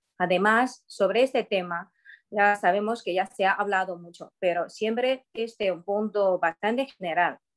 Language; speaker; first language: Spanish; non-native, fluent; Chinese